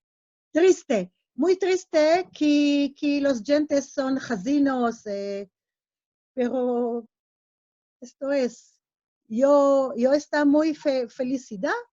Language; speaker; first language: Spanish; non-native, learner; Hebrew